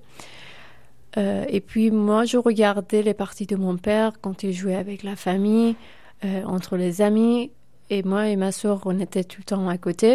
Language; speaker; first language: French; non-native, fluent; Persian